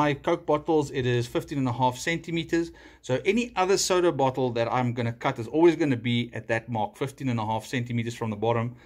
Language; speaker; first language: English; non-native, local second language; Afrikaans